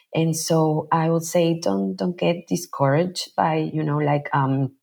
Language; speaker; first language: English; non-native, fluent; Spanish